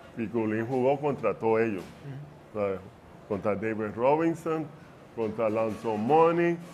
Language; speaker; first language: Spanish; early bilingual, heritage; Spanish